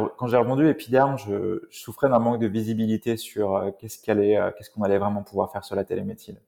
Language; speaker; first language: French; native; French